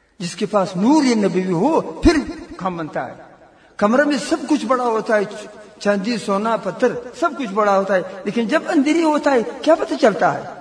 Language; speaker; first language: Urdu; non-native, local second language; Pashto